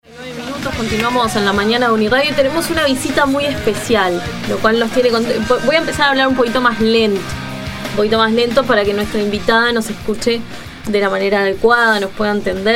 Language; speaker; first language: Spanish; native; Spanish